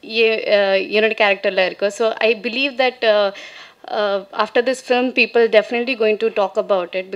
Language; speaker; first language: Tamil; non-native, fluent; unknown